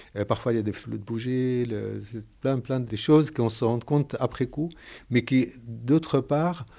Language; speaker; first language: French; non-native, fluent; Arabic